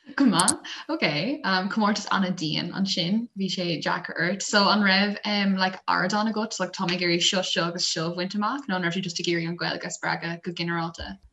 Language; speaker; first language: Irish; non-native, local second language; English